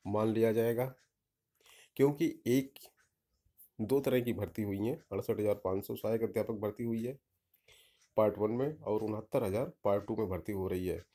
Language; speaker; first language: Hindi; native; Hindi